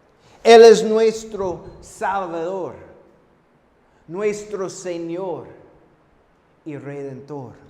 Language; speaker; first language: Spanish; non-native, fluent; English